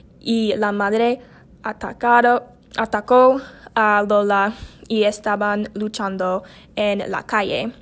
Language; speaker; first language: Spanish; non-native, learner; English